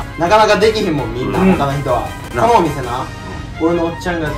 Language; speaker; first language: Japanese; native; Japanese